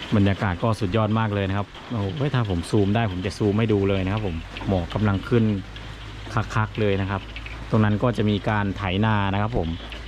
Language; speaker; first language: Thai; native; Thai